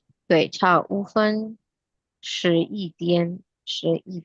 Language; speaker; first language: Chinese; non-native, fluent; Hindi